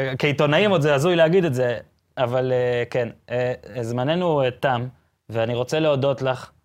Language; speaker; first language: Hebrew; native; Hebrew